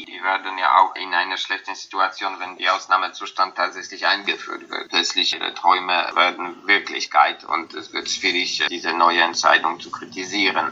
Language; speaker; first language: German; non-native, fluent; Polish